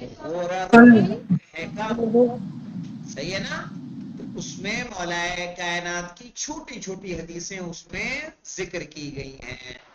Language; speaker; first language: Urdu; native; Urdu